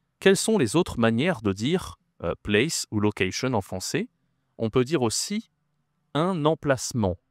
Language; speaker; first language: French; native; French